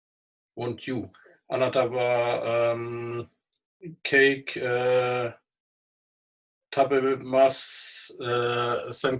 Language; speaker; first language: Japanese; non-native, learner; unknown